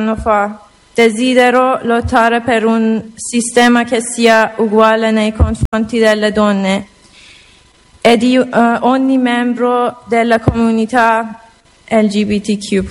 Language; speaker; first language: Italian; non-native, learner; Persian